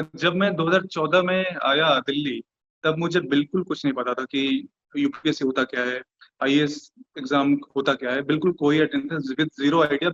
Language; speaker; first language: Hindi; non-native, local second language; Bhojpuri